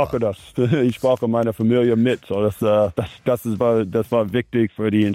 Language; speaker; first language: German; non-native, learner; English